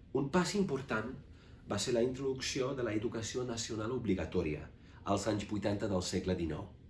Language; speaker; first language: Catalan; non-native, fluent; English